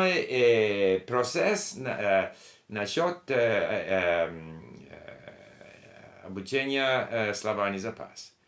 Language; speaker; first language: Russian; non-native, learner; English